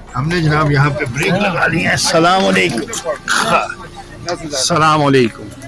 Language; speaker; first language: Urdu; native; Urdu